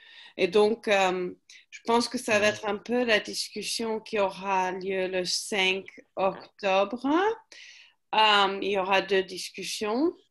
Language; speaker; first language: French; non-native, fluent; English